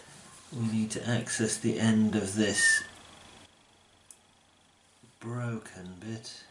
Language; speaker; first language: English; native; English